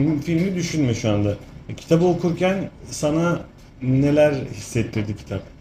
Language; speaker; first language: Turkish; native; Turkish